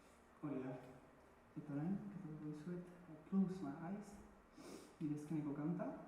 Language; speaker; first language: Basque; early bilingual, other home language; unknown